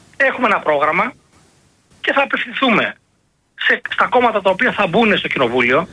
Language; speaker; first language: Greek; native; Greek